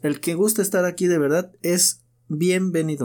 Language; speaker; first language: Spanish; native; Spanish